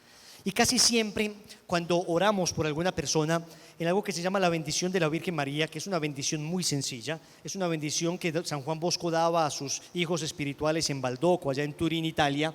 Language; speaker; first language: Spanish; native; Spanish